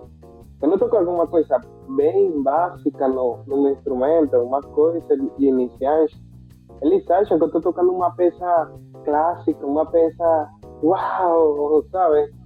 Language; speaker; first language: Portuguese; non-native, fluent; Spanish